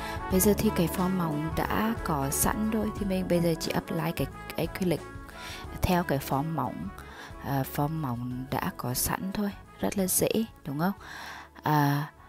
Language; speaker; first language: Vietnamese; native; Vietnamese